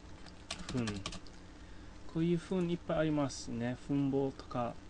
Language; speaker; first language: Japanese; non-native, fluent; English